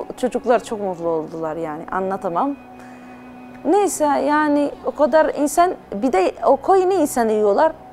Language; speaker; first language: Turkish; non-native, learner; Arabic